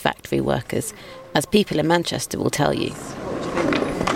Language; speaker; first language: English; native; English